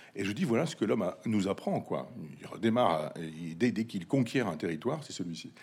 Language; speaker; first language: French; native; French